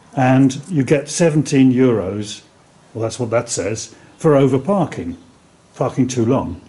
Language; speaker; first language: English; native; English